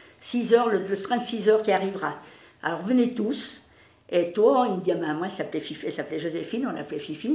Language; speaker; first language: French; native; French